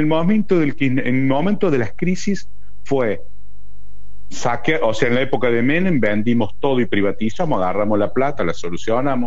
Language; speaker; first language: Spanish; native; Spanish